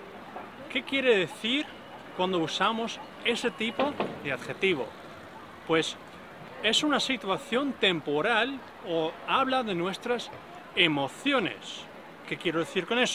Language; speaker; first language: Spanish; non-native, fluent; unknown